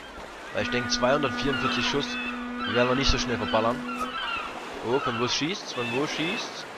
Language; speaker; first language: German; native; German